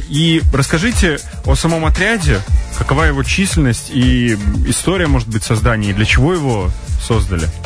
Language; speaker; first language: Russian; native; Russian